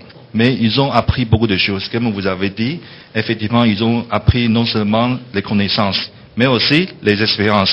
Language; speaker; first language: French; non-native, fluent; Chinese